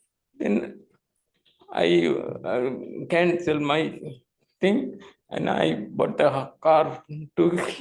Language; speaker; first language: English; non-native, local second language; Tamil